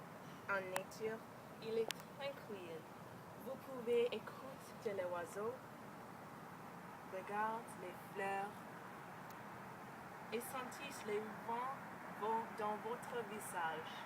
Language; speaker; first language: French; non-native, learner; English